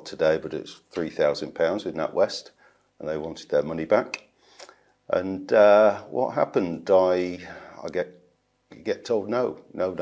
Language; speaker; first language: English; native; English